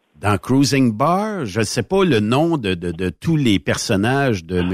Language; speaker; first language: French; native; French